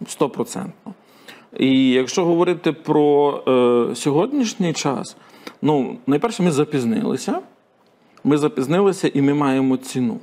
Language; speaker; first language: Ukrainian; native; Ukrainian